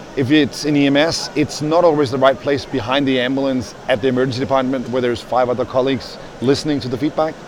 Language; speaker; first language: English; non-native, fluent; Danish